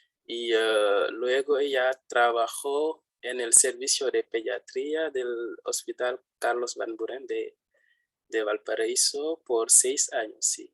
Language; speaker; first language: Spanish; non-native, fluent; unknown